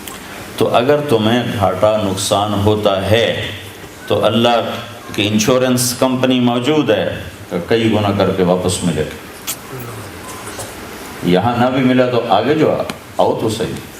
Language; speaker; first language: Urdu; non-native, local second language; Punjabi